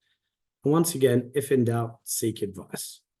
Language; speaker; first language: English; native; English